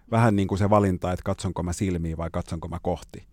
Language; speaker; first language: Finnish; native; Finnish